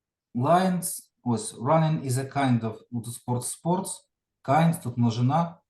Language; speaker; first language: English; non-native, fluent; Ukrainian